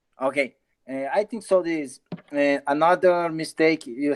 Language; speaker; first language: English; non-native, learner; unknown